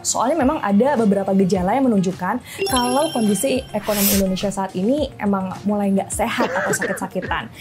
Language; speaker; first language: Indonesian; native; Indonesian